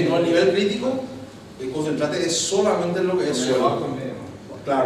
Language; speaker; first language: Spanish; native; Spanish